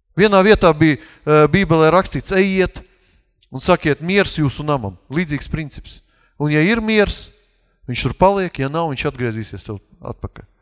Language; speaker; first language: Latvian; non-native, local second language; Russian